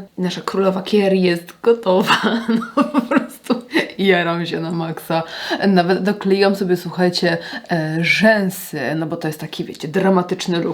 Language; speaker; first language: Polish; native; Polish